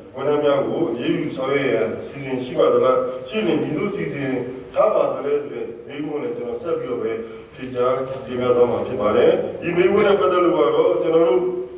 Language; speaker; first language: Burmese; non-native, local second language; Hakha Chin